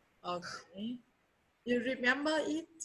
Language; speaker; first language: English; non-native, learner; Vietnamese